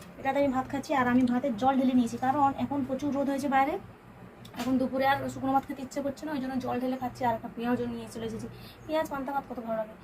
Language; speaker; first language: Bangla; non-native, local second language; Santali